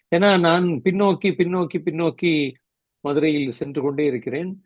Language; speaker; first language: Tamil; non-native, local second language; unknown